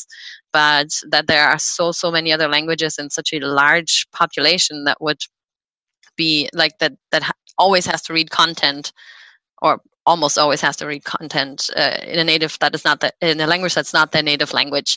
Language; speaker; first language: English; non-native, fluent; German